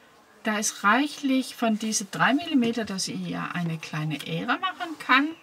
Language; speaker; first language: German; non-native, fluent; Danish